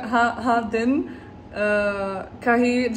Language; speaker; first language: Hindi; non-native, learner; German